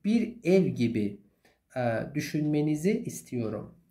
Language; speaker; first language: Turkish; non-native, fluent; Persian